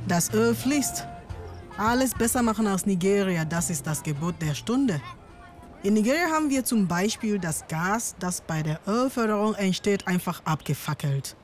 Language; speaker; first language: German; non-native, fluent; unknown